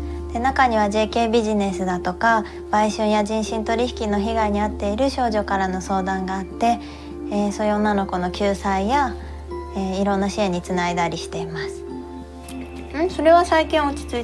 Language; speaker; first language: Japanese; native; Japanese